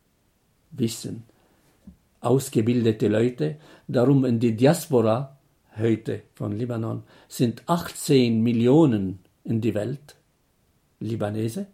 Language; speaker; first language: German; non-native, fluent; Arabic